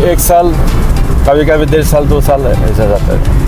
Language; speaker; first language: Hindi; non-native, learner; Bangla